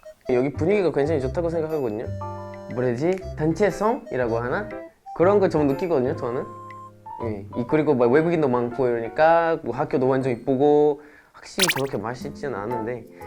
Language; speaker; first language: Korean; non-native, fluent; Portuguese